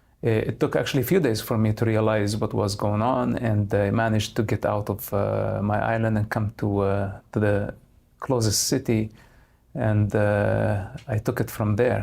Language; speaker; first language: English; non-native, fluent; Arabic